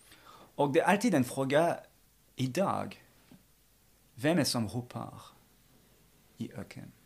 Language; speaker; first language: Swedish; non-native, fluent; French